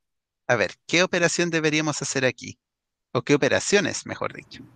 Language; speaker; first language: Spanish; native; Spanish